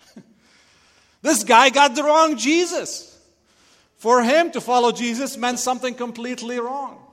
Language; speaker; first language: English; non-native, fluent; Arabic